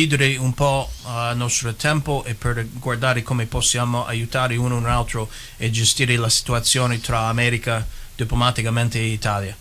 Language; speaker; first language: Italian; early bilingual, heritage; English